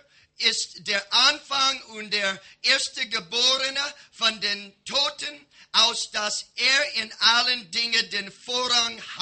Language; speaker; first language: German; non-native, learner; English